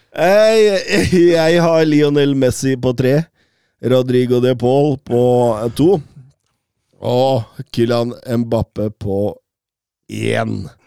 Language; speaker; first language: Norwegian; native; Norwegian